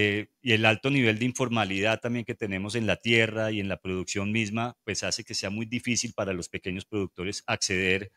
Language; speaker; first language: Spanish; native; Spanish